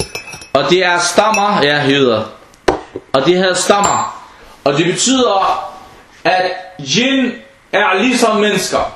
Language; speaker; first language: Danish; non-native, fluent; Arabic